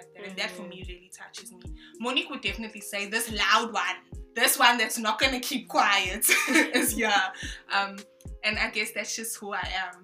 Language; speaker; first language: English; non-native, local second language; French